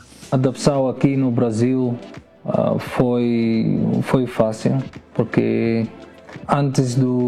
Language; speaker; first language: Portuguese; non-native, learner; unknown